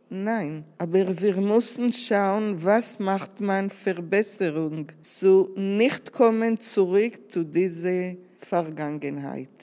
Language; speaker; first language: German; non-native, learner; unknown